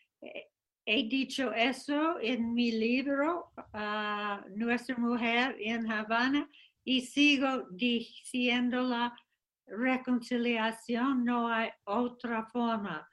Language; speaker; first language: Spanish; non-native, fluent; English